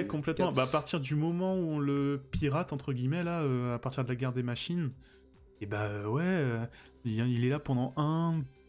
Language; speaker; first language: French; native; French